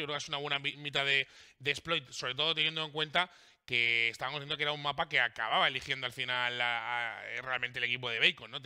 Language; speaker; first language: Spanish; native; Spanish